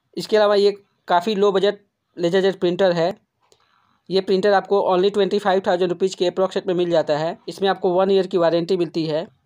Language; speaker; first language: Hindi; native; Hindi